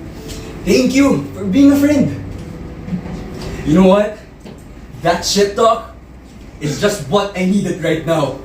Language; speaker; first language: English; non-native, local second language; Filipino